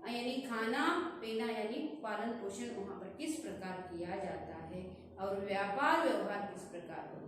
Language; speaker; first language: Hindi; non-native, local second language; Kannada